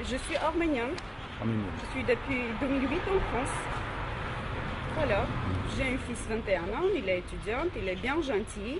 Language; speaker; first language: French; non-native, learner; Armenian